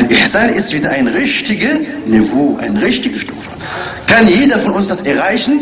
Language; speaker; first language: German; non-native, learner; Arabic